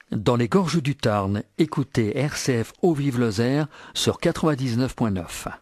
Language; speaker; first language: French; native; French